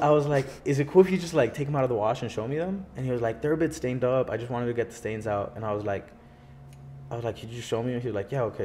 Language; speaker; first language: English; early bilingual, other home language; Spanish